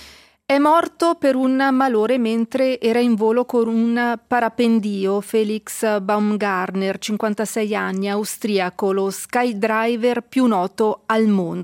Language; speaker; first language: Italian; native; Italian